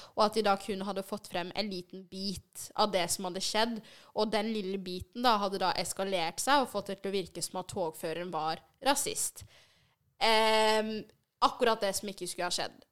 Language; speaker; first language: Norwegian; early bilingual, other home language; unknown